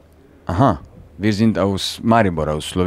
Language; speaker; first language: German; non-native, learner; Slovenian